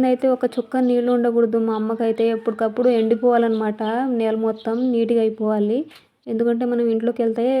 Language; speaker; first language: Telugu; native; Telugu